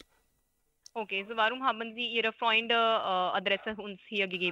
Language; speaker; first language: German; non-native, learner; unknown